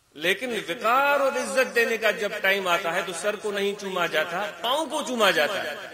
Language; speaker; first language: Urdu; non-native, local second language; Sindhi